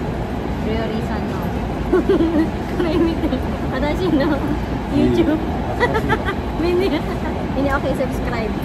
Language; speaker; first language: Japanese; non-native, learner; Filipino